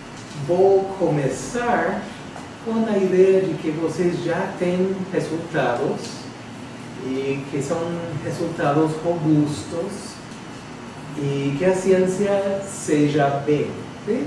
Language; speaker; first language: Portuguese; non-native, fluent; English